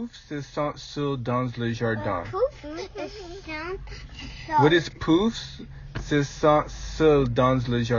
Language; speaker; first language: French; non-native, fluent; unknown